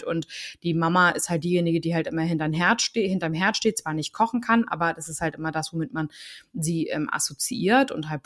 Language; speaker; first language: German; native; German